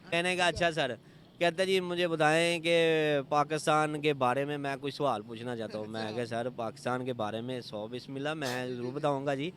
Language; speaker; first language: Urdu; non-native, local second language; Punjabi